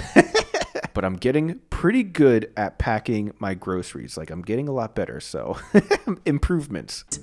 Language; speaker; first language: English; native; English